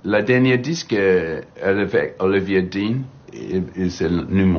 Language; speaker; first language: French; non-native, learner; English